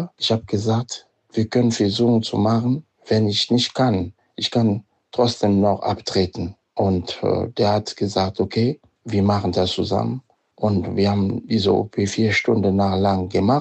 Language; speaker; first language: German; non-native, fluent; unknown